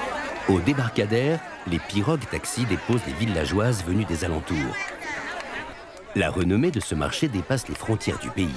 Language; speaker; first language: French; native; French